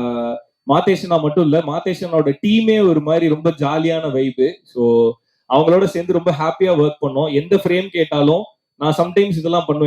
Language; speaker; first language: Tamil; native; Tamil